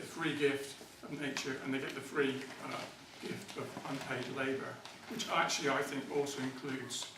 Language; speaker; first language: English; native; English